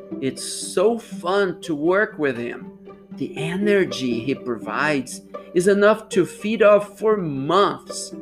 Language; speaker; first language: English; non-native, fluent; Portuguese